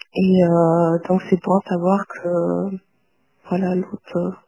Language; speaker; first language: French; non-native, fluent; German